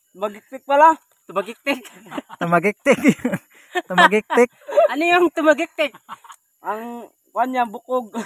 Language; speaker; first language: Filipino; non-native, local second language; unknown